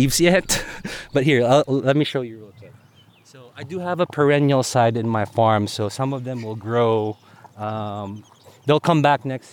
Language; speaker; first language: English; non-native, local second language; Filipino